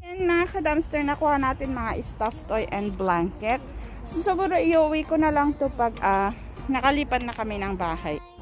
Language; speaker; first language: Filipino; native; Filipino